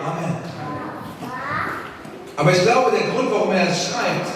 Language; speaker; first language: German; native; German